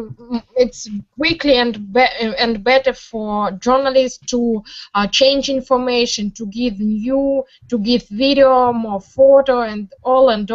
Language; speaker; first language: English; non-native, learner; Russian